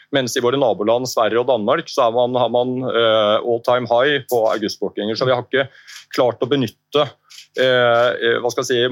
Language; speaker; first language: Norwegian; native; Norwegian